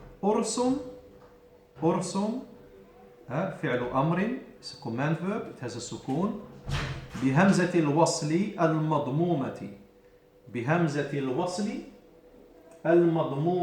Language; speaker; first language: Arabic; non-native, fluent; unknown